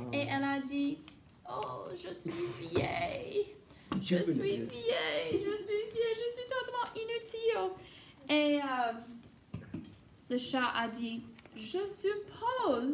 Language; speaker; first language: French; non-native, fluent; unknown